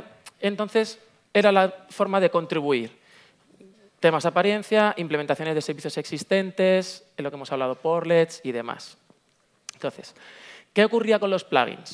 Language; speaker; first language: Spanish; native; Spanish